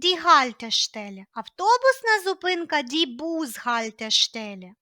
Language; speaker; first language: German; non-native, fluent; Ukrainian